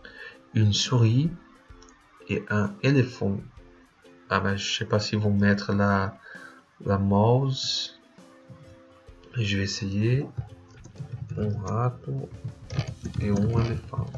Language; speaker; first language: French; non-native, fluent; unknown